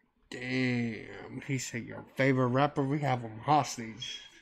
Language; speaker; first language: English; early bilingual, other home language; Spanish